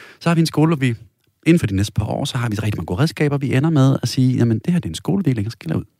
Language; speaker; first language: Danish; native; Danish